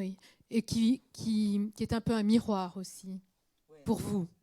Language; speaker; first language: French; native; French